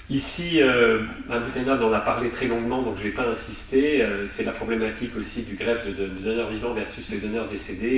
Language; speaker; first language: French; native; French